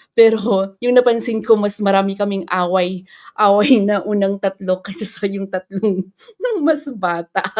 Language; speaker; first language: Filipino; non-native, local second language; Iloko